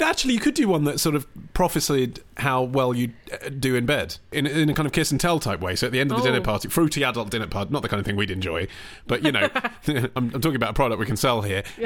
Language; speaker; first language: English; native; English